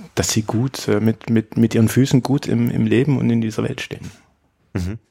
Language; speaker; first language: German; native; German